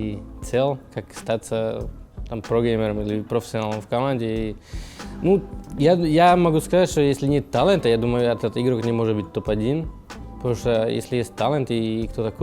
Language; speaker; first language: Russian; non-native, learner; Slovak